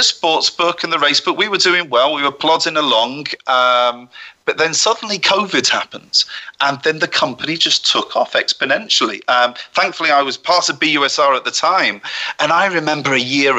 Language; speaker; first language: English; native; English